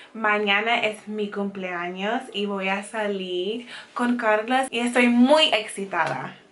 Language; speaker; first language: Spanish; non-native, fluent; English